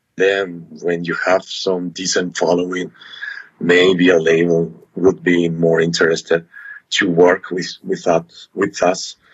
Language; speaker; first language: English; non-native, learner; Spanish